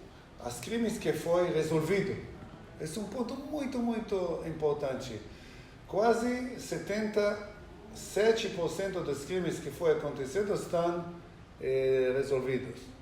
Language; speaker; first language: Portuguese; non-native, learner; Hebrew